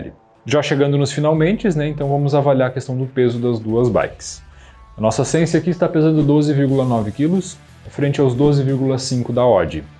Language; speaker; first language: Portuguese; native; Portuguese